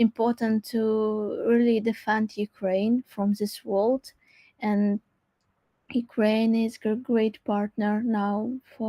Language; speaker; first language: English; non-native, learner; Crimean Tatar